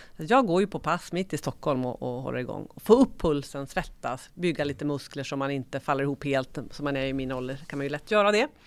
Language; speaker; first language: Swedish; native; Swedish